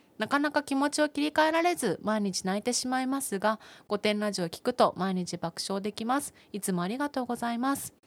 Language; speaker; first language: Japanese; native; Japanese